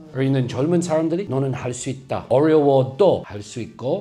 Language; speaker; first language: Korean; non-native, fluent; English